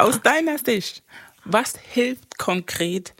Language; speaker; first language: German; non-native, fluent; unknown